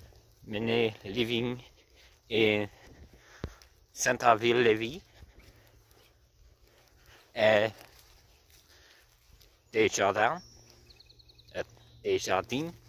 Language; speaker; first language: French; non-native, learner; English